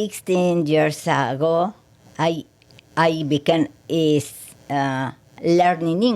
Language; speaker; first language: English; non-native, learner; Spanish